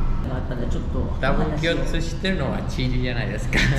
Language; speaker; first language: Japanese; non-native, fluent; Spanish